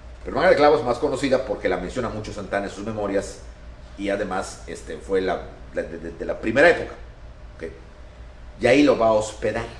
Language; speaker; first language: Spanish; native; Spanish